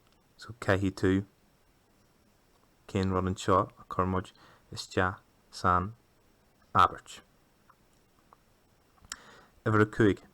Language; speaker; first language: Irish; non-native, local second language; English